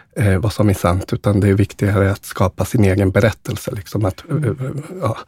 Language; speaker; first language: Swedish; early bilingual, other home language; Spanish